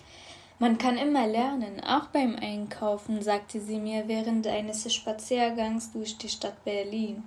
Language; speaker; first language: German; non-native, fluent; Arabic